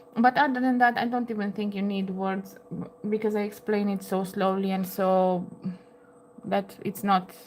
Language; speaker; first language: English; non-native, fluent; Romanian